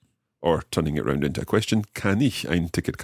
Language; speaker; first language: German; non-native, learner; English